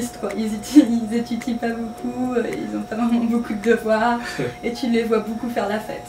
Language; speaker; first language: French; native; French